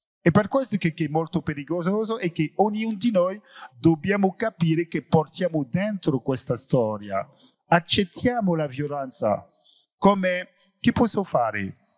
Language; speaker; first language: Italian; non-native, fluent; French